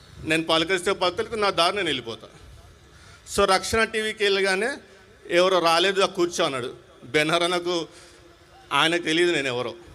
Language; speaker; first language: Telugu; non-native, local second language; Urdu